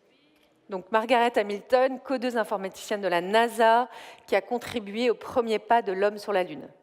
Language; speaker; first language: French; native; French